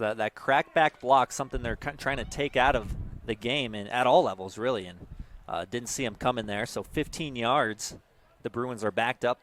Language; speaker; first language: English; native; English